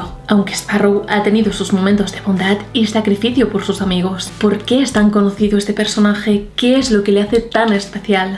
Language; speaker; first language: Spanish; native; Spanish